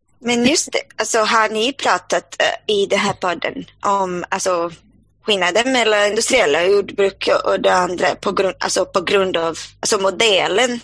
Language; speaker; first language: Swedish; non-native, fluent; Portuguese